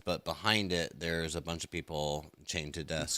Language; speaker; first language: English; native; English